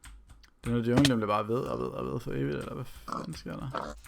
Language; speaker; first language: Danish; native; Danish